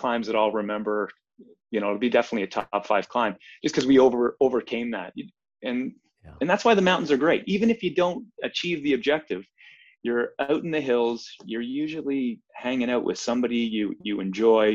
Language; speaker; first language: English; native; English